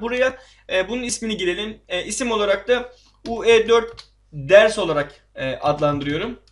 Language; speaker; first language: Turkish; native; Turkish